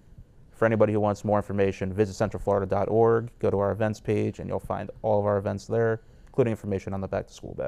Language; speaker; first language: English; native; English